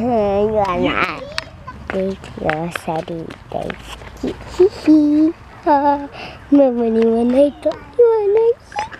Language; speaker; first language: Japanese; early bilingual, heritage; Japanese